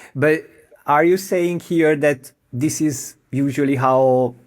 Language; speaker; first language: English; non-native, fluent; Hungarian